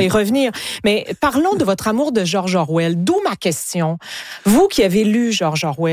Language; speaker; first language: French; native; French